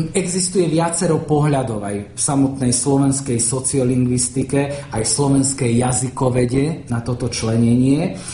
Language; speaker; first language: Slovak; native; Slovak